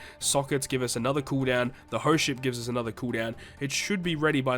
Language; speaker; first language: English; native; English